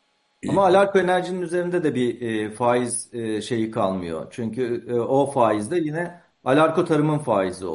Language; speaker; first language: Turkish; native; Turkish